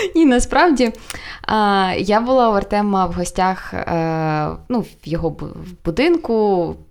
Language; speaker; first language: Ukrainian; non-native, local second language; Russian